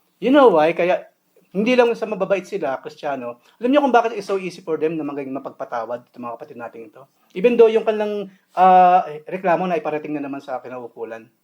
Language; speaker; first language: Filipino; native; Filipino